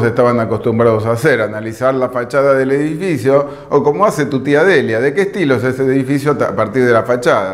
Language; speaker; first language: Spanish; native; Spanish